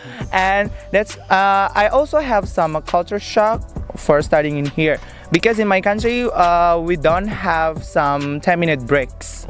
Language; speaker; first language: English; non-native, learner; Indonesian